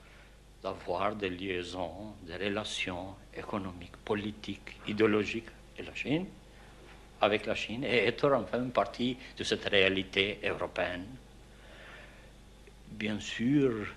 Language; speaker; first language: French; non-native, fluent; Albanian